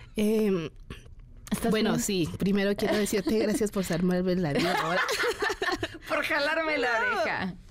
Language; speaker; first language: Spanish; non-native, local second language; Kaqchikel